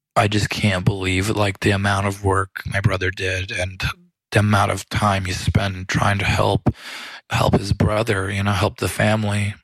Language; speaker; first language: English; early bilingual, other home language; Romanian